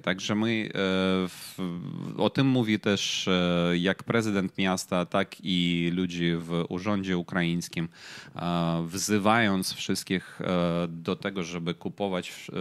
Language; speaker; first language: Polish; non-native, fluent; Ukrainian